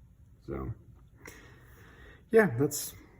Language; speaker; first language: English; native; English